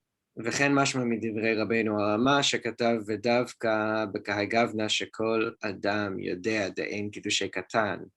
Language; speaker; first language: Hebrew; non-native, fluent; English